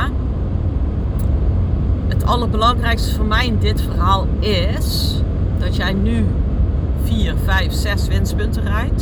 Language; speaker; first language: Dutch; native; Dutch